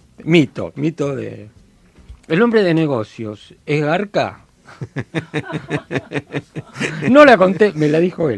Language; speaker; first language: Spanish; native; Spanish